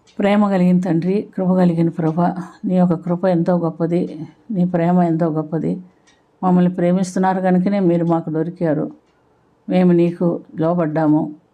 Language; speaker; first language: Telugu; non-native, fluent; Malayalam